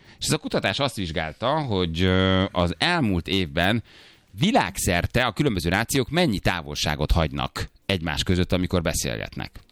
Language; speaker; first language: Hungarian; native; Hungarian